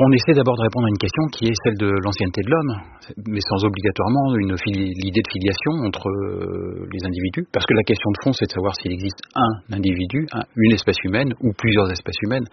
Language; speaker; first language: French; native; French